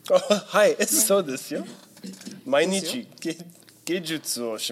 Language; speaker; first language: Japanese; non-native, learner; English